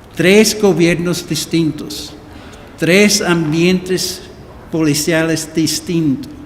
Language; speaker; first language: Spanish; early bilingual, heritage; Spanish